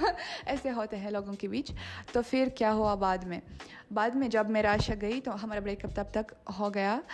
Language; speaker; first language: Hindi; non-native, fluent; Russian